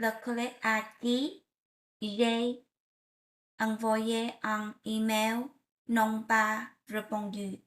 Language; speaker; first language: French; non-native, learner; Vietnamese